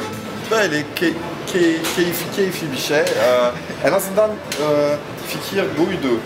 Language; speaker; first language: Turkish; non-native, fluent; French